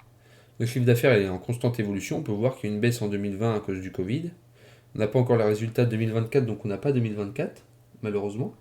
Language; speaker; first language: French; native; French